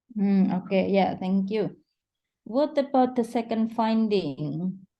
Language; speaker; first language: English; non-native, fluent; Indonesian